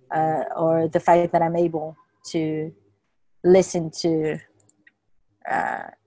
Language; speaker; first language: English; non-native, fluent; French